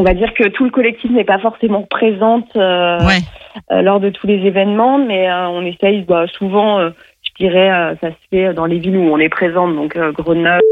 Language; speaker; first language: French; native; French